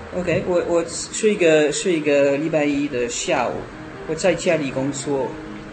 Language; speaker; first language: Chinese; non-native, learner; French